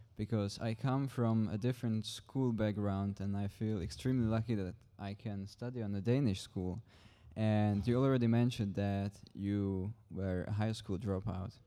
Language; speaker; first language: English; non-native, fluent; Czech